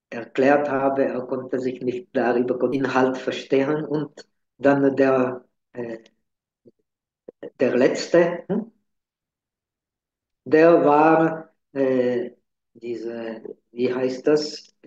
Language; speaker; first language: German; non-native, fluent; Czech